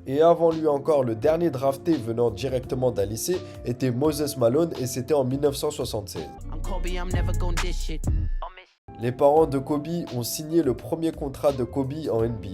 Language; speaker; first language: French; native; French